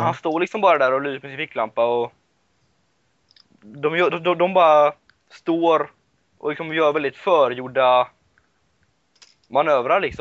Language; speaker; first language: Swedish; native; Swedish